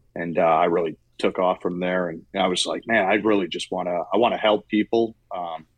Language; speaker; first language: English; native; English